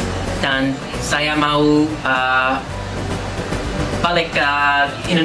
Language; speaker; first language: Indonesian; non-native, learner; English